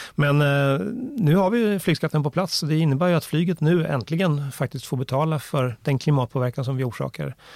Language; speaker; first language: Swedish; native; Swedish